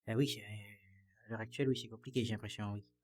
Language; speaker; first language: French; native; French